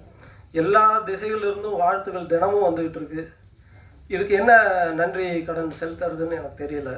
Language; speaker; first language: Tamil; native; Tamil